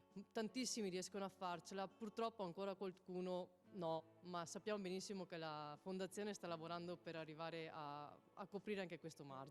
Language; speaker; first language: Italian; native; Italian